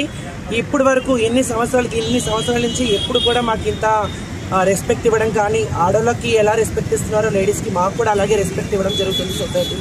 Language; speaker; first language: Telugu; native; Telugu